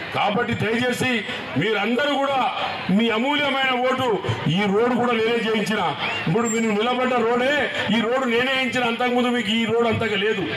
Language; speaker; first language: Telugu; non-native, local second language; Lambadi